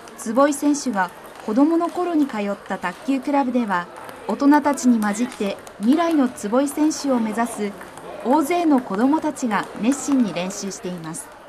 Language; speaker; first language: Japanese; native; Japanese